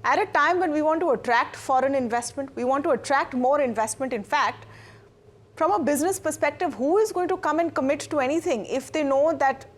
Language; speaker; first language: English; non-native, local second language; Hindi